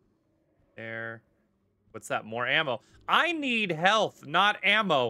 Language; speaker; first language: English; native; English